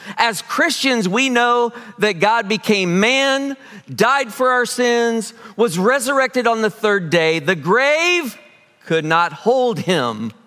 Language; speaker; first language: English; native; English